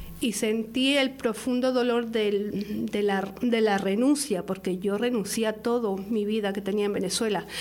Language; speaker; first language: Spanish; native; Spanish